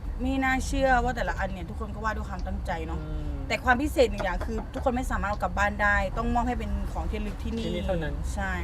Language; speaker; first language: Thai; native; Thai